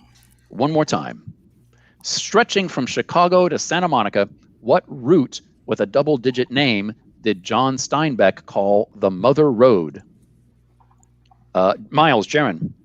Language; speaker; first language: English; native; English